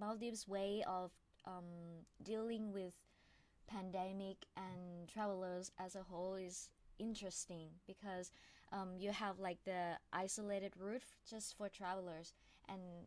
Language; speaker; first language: English; non-native, fluent; Thai